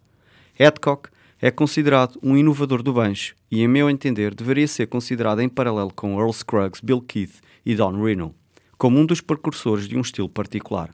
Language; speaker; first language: Portuguese; native; Portuguese